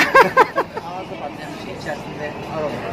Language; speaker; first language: Turkish; native; Turkish